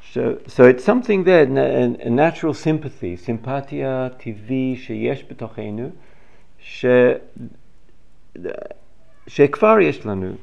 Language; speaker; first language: Hebrew; non-native, fluent; English